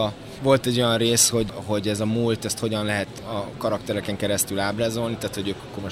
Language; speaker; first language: Hungarian; native; Hungarian